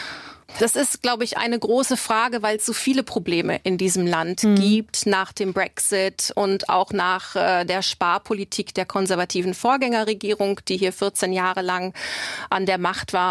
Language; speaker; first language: German; native; German